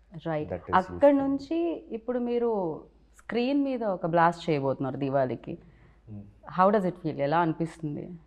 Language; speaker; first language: Telugu; native; Telugu